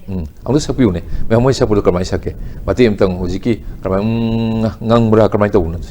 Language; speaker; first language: Manipuri; native; Manipuri